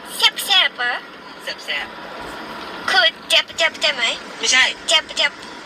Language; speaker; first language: Thai; non-native, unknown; Japanese